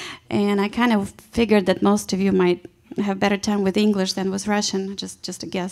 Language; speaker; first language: English; non-native, fluent; Russian